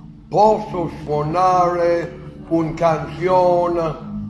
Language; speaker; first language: Italian; non-native, learner; English